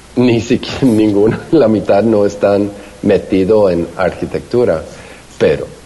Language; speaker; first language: Spanish; early bilingual, heritage; Spanish